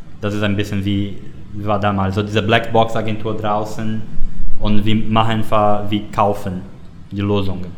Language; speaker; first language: German; non-native, learner; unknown